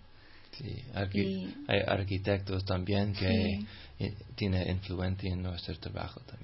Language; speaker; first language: Spanish; non-native, fluent; English